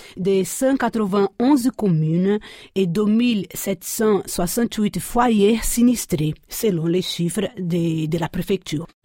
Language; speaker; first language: French; non-native, fluent; Portuguese